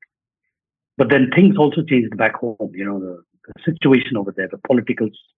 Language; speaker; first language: English; non-native, local second language; Nepali